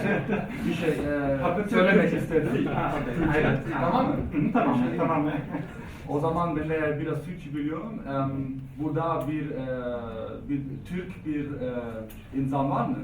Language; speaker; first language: Turkish; non-native, learner; German